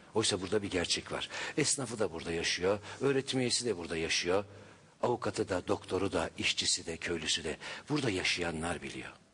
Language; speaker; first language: Turkish; native; Turkish